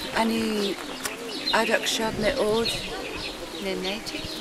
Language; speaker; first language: Hebrew; non-native, learner; English